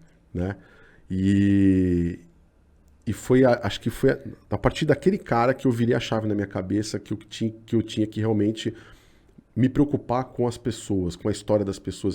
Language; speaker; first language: Portuguese; native; Portuguese